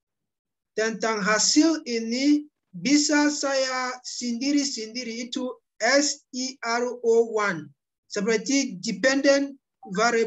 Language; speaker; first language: Indonesian; non-native, learner; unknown